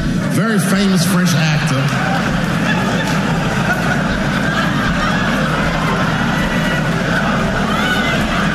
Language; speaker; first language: English; early bilingual, other home language; Greek